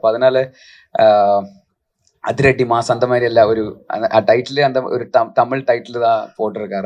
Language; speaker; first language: Tamil; non-native, local second language; Malayalam